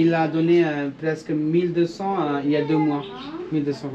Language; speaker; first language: French; non-native, fluent; Hindi